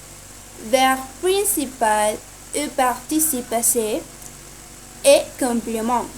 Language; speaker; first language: French; non-native, learner; Spanish